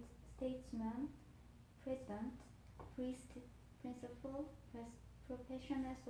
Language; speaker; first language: English; non-native, learner; Korean